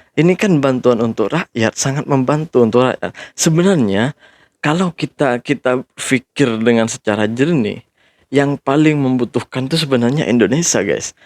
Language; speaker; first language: Indonesian; native; Indonesian